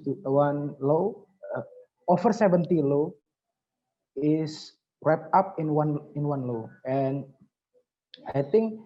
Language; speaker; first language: English; non-native, learner; Indonesian